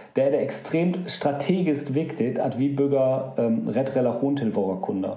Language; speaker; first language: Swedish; non-native, fluent; German